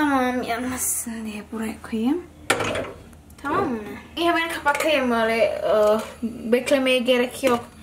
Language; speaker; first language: Turkish; non-native, learner; Indonesian